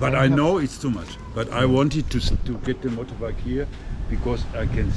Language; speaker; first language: English; non-native, learner; German